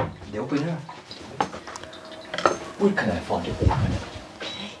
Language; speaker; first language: English; non-native, fluent; Spanish